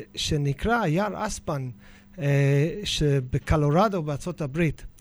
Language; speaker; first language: Hebrew; non-native, fluent; English